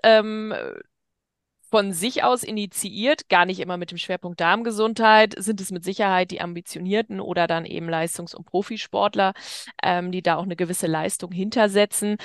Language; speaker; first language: German; native; German